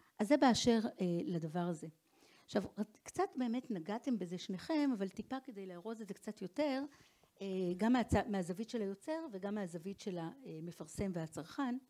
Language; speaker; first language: Hebrew; native; Hebrew